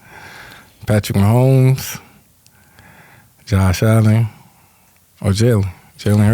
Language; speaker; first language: English; native; English